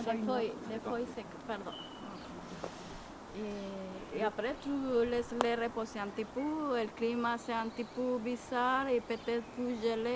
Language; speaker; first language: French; non-native, learner; Spanish